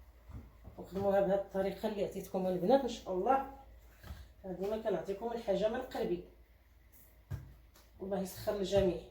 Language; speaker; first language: Arabic; native; Arabic